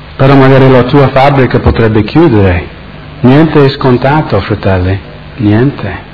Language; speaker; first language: Italian; non-native, fluent; English